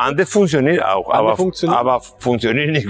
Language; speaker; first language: German; non-native, fluent; Spanish